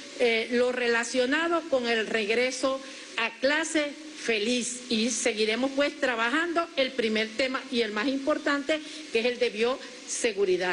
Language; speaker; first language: Spanish; native; Spanish